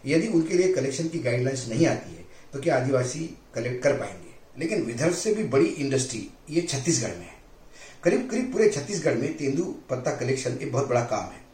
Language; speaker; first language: Hindi; non-native, local second language; Marathi